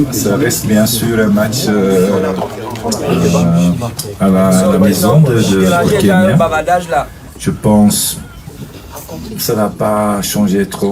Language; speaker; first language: French; non-native, fluent; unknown